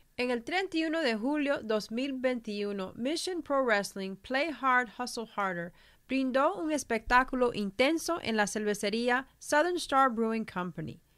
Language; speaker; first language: Spanish; early bilingual, heritage; Spanish